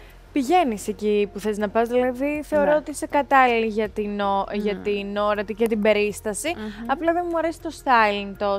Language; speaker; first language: Greek; native; Greek